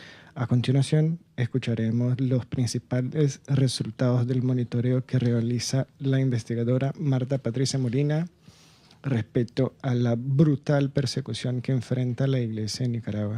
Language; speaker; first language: Spanish; native; Spanish